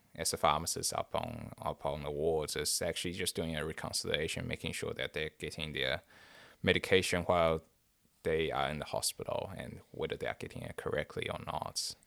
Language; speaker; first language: English; non-native, fluent; Chinese